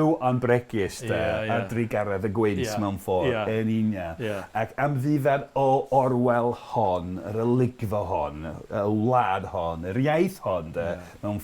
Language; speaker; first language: Welsh; non-native, fluent; English